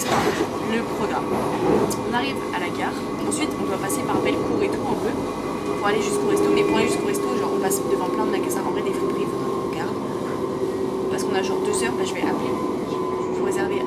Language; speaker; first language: French; native; French